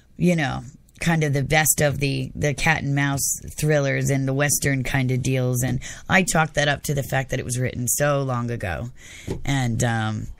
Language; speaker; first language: English; native; English